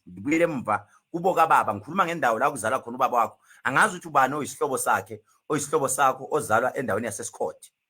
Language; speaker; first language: Zulu; native; Zulu